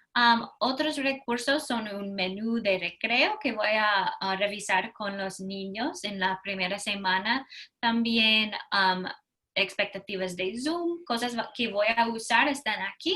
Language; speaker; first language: Spanish; non-native, fluent; English